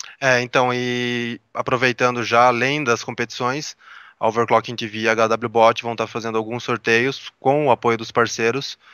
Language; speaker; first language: Portuguese; native; Portuguese